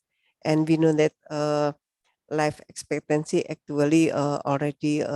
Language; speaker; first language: English; non-native, learner; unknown